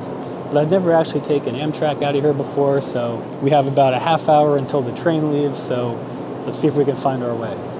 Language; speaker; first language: English; native; English